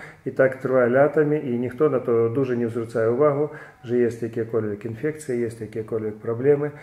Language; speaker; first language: Polish; non-native, fluent; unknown